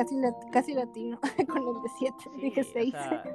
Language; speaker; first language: Spanish; native; Spanish